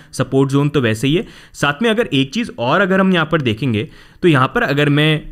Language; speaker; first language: Hindi; native; Hindi